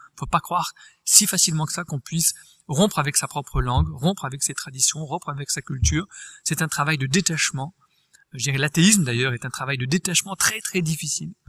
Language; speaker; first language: French; native; French